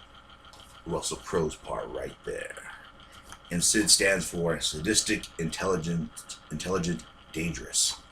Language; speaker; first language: English; native; English